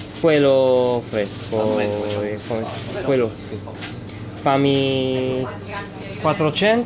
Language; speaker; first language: Italian; non-native, fluent; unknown